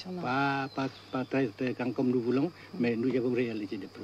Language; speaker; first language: French; non-native, fluent; Vietnamese